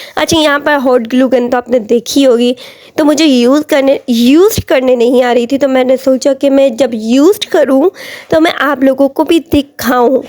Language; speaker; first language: Urdu; native; Urdu